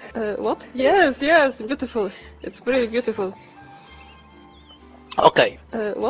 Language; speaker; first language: English; non-native, learner; Italian